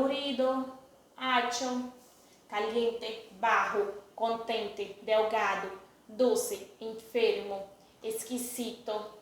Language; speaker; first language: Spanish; non-native, fluent; Portuguese